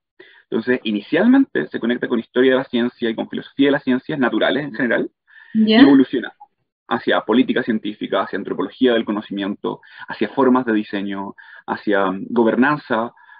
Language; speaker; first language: Spanish; native; Spanish